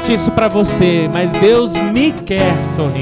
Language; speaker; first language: Portuguese; native; Portuguese